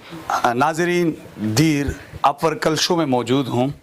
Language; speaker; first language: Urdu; non-native, local second language; Pashto